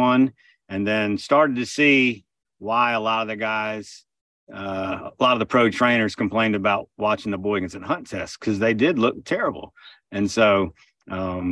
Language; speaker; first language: English; native; English